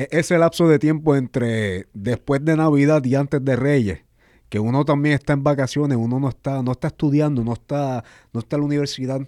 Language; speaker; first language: Spanish; native; Spanish